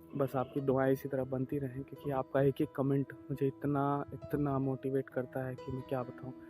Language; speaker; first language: Hindi; native; Hindi